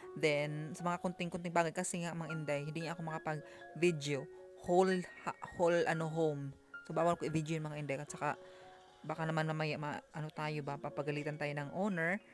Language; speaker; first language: Filipino; non-native, local second language; Cebuano